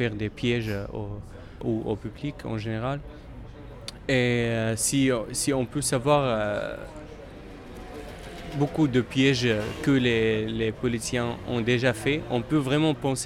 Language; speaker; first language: French; non-native, fluent; Arabic